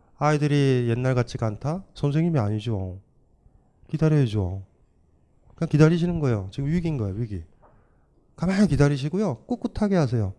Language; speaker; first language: Korean; native; Korean